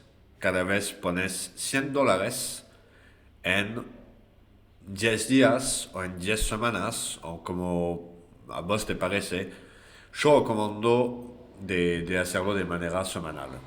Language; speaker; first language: Spanish; non-native, fluent; French